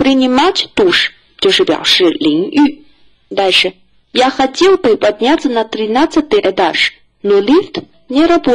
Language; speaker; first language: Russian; non-native, fluent; Chinese